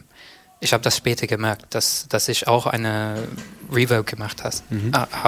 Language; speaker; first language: German; non-native, learner; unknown